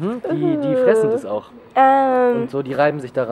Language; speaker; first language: German; native; German